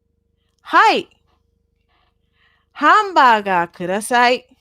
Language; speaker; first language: Japanese; non-native, fluent; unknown